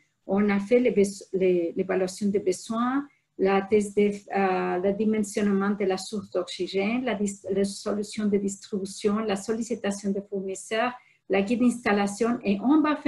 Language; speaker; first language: French; non-native, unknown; Spanish